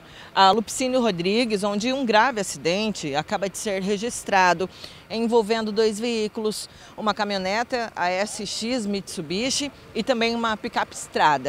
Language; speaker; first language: Portuguese; native; Portuguese